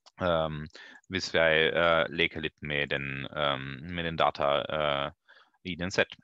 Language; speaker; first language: Norwegian; non-native, learner; German